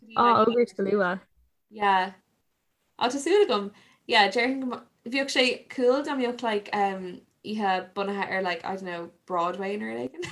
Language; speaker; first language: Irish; non-native, local second language; English